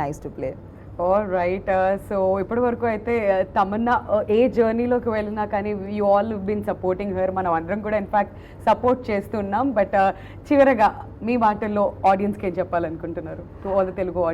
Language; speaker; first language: Telugu; native; Telugu